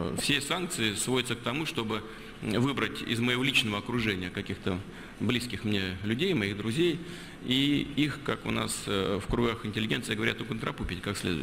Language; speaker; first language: Russian; native; Russian